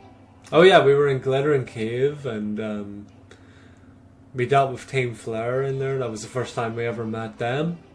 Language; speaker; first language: English; native; English